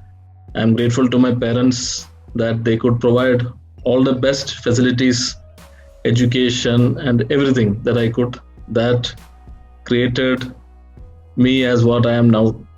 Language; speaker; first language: English; non-native, local second language; Malayalam